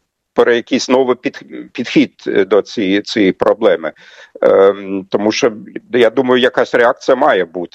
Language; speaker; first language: Ukrainian; non-native, fluent; German